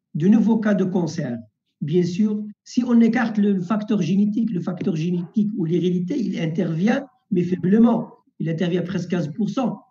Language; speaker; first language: French; non-native, local second language; Arabic